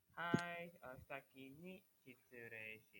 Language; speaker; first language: Japanese; non-native, learner; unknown